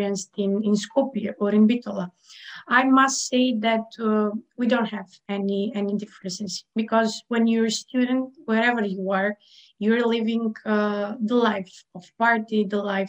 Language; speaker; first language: English; non-native, fluent; Macedonian